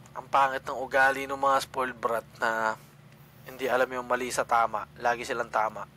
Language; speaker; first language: Filipino; non-native, local second language; Cebuano